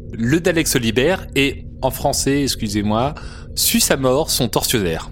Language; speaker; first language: French; native; French